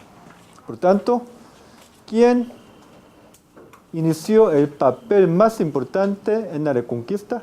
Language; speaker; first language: Spanish; non-native, fluent; Korean